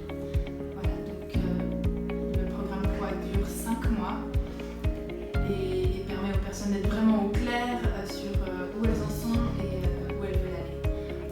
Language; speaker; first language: French; native; French